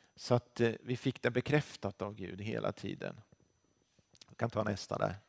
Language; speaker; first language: Swedish; native; Swedish